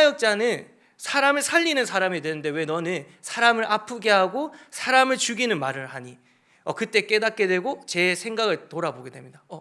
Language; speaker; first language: Korean; native; Korean